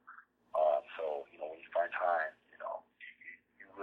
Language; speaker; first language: English; native; English